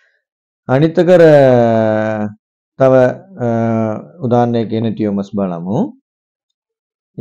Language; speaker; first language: Sinhala; non-native, local second language; Tamil